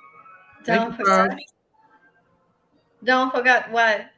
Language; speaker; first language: English; non-native, learner; Portuguese